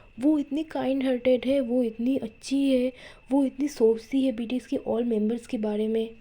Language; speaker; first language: Hindi; non-native, local second language; Bangla